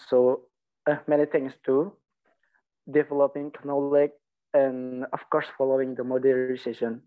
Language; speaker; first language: English; non-native, learner; Indonesian